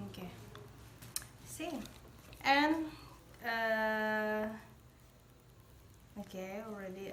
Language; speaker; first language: English; non-native, learner; Indonesian